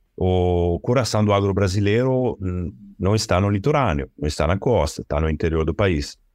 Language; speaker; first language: Portuguese; non-native, fluent; Italian